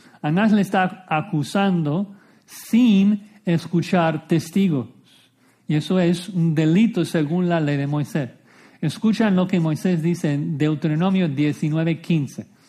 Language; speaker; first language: Spanish; non-native, fluent; English